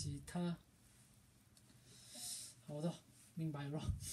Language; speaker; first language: Chinese; non-native, learner; Korean